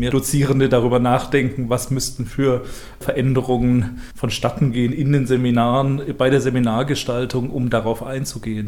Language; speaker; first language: German; native; German